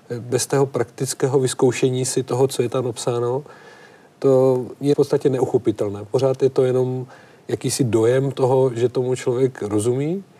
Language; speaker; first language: Czech; native; Czech